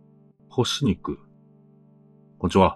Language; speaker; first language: Japanese; native; Japanese